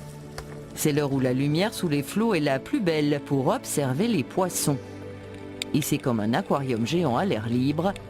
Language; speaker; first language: French; native; French